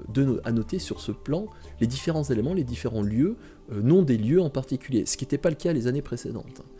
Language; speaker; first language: French; native; French